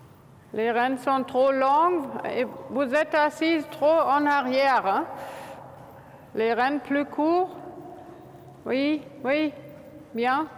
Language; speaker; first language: French; non-native, fluent; German